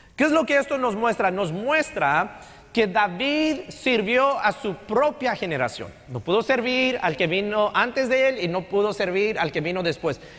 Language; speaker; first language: Spanish; native; Spanish